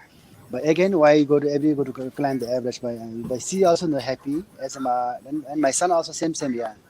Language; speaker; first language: English; non-native, learner; Nepali